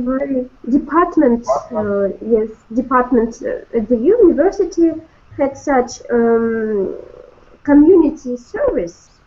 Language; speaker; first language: English; non-native, learner; Russian